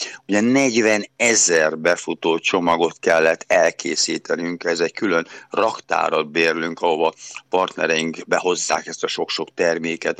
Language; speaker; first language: Hungarian; native; Hungarian